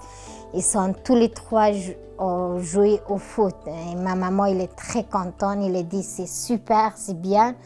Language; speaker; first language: French; non-native, learner; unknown